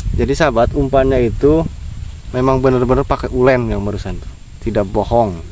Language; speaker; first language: Indonesian; non-native, local second language; Sundanese